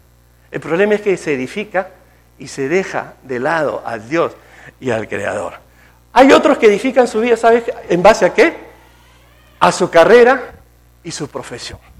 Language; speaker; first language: Spanish; native; Spanish